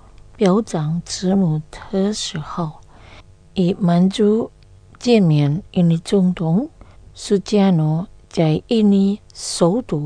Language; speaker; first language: Chinese; non-native, learner; Indonesian